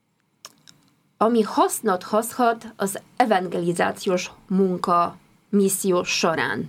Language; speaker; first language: Hungarian; non-native, fluent; Polish